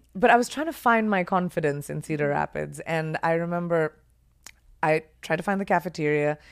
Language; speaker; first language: English; non-native, local second language; Hindi